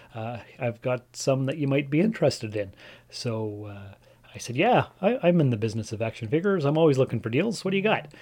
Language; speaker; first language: English; early bilingual, other home language; Dutch